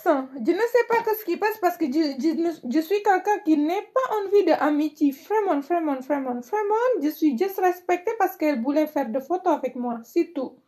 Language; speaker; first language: French; non-native, learner; Indonesian